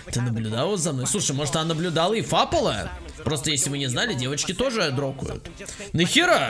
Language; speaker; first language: Russian; native; Russian